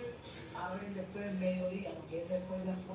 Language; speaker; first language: Spanish; native; Spanish